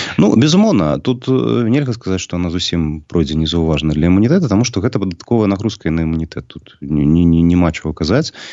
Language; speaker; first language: Belarusian; native; Belarusian